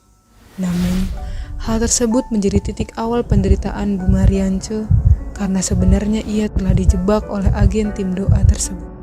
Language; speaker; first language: Indonesian; native; Indonesian